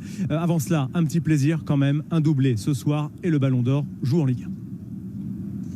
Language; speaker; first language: French; native; French